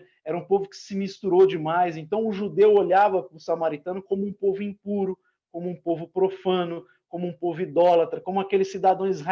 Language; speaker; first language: Portuguese; native; Portuguese